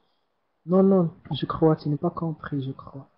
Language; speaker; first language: French; non-native, learner; Arabic